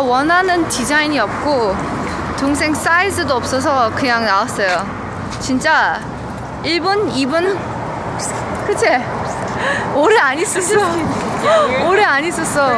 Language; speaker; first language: Korean; early bilingual, heritage; Korean